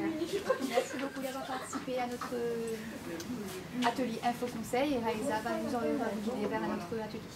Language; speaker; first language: French; native; French